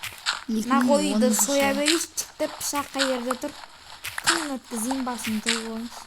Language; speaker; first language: Kazakh; native; Kazakh